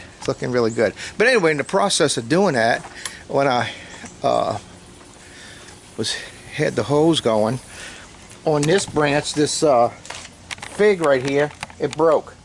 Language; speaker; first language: English; native; English